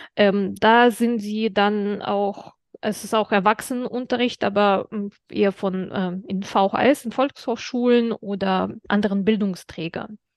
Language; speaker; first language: German; non-native, fluent; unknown